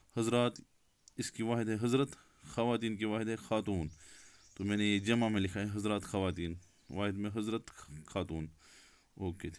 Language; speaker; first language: Urdu; non-native, local second language; Kashmiri